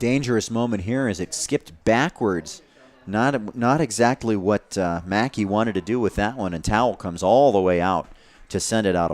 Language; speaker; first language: English; native; English